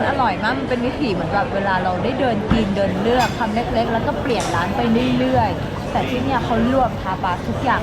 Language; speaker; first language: Thai; native; Thai